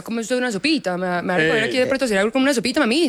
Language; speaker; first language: Spanish; native; Spanish